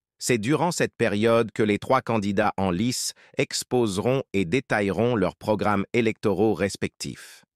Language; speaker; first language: French; non-native, local second language; Arabic